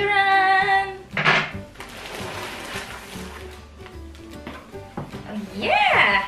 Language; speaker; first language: Filipino; non-native, local second language; Cebuano